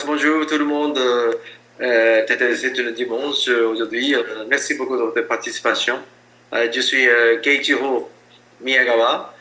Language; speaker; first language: French; non-native, learner; Japanese